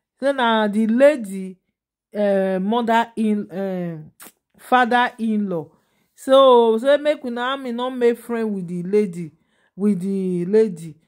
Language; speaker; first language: Nigerian Pidgin; non-native, local second language; Yoruba